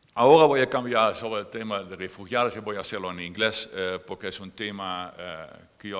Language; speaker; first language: Spanish; non-native, fluent; Dutch